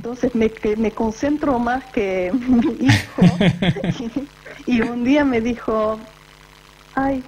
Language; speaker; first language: Spanish; non-native, fluent; Japanese